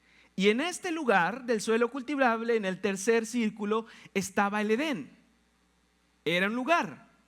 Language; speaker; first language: Spanish; native; Spanish